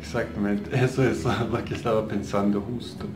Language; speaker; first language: Spanish; non-native, fluent; Bosnian